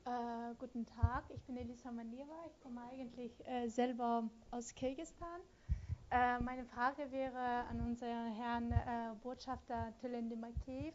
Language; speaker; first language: German; non-native, fluent; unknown